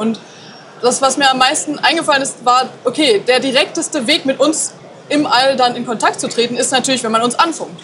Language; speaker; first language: German; native; German